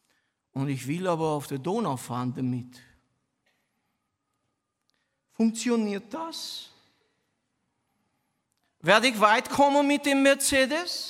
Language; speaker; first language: German; non-native, fluent; Romanian